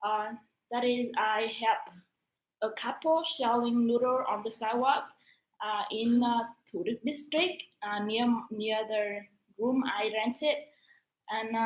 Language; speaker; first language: English; non-native, learner; Vietnamese